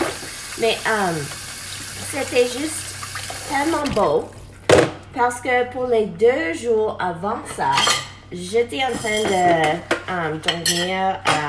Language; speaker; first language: French; non-native, learner; English